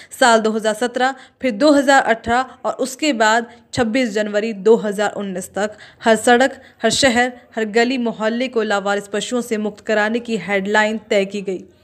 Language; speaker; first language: Hindi; native; Hindi